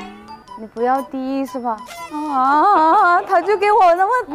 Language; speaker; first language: Chinese; non-native, fluent; Malay